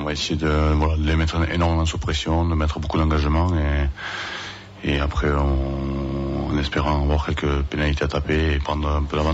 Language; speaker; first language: French; native; French